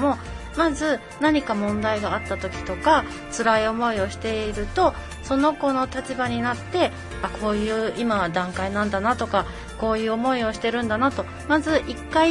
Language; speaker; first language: Japanese; native; Japanese